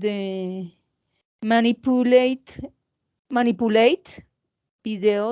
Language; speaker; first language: English; non-native, learner; Spanish